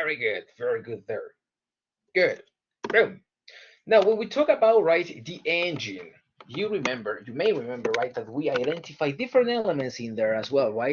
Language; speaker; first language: English; non-native, fluent; Spanish